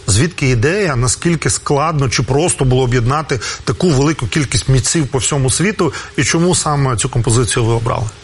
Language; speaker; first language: Ukrainian; native; Ukrainian